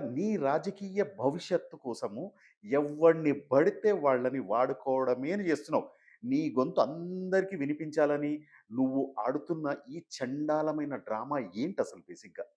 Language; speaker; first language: Telugu; native; Telugu